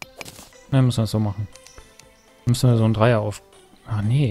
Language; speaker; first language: German; native; German